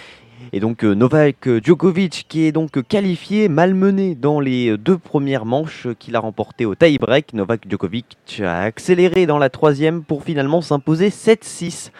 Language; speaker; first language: French; native; French